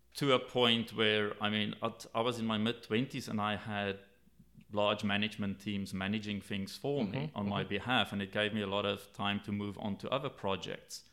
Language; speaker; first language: English; native; English